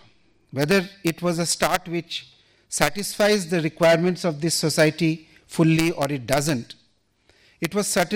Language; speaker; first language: English; non-native, local second language; Bangla